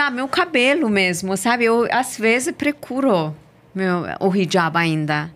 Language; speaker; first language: Portuguese; non-native, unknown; Persian